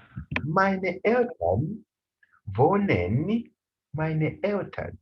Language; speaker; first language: German; non-native, fluent; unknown